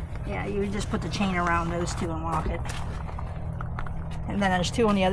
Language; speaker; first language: English; native; English